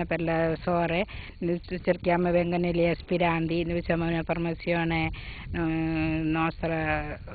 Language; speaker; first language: Italian; non-native, fluent; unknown